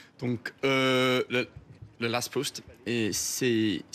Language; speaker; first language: French; non-native, fluent; English